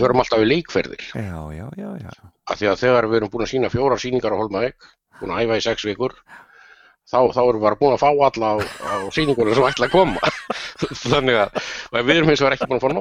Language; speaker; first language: Icelandic; native; Icelandic